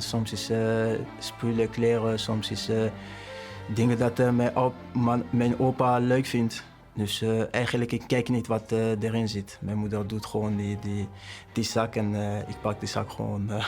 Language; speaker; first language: Dutch; non-native, learner; French